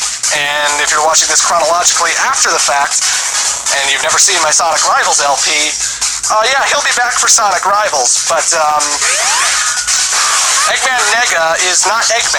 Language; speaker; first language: English; native; English